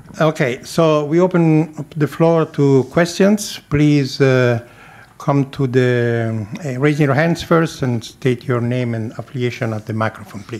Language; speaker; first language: English; non-native, fluent; Italian